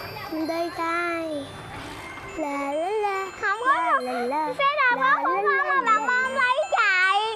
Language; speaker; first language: Vietnamese; native; Vietnamese